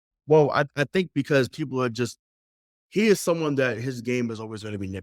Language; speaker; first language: English; native; English